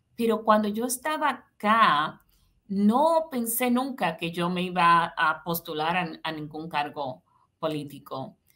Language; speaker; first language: Spanish; native; Spanish